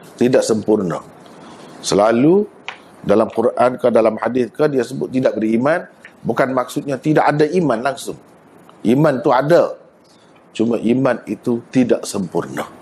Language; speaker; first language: Malay; native; Malay